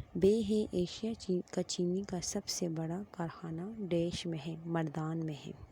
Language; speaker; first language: Urdu; non-native, local second language; Pashto